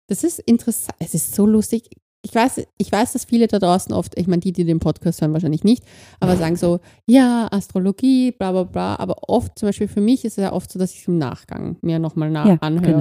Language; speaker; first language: German; native; German